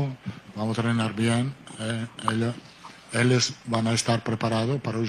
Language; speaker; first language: Portuguese; non-native, learner; Italian